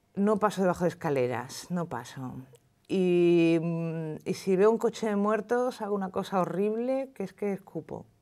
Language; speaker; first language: Spanish; native; Spanish